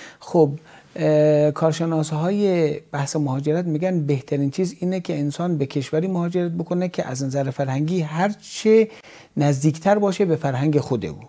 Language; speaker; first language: Persian; native; Persian